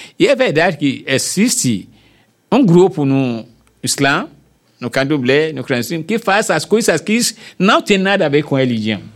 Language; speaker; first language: Portuguese; non-native, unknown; Yoruba